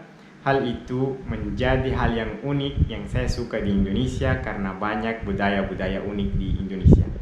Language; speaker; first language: Indonesian; non-native, fluent; Arabic